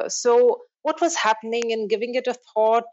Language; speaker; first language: English; non-native, local second language; Kashmiri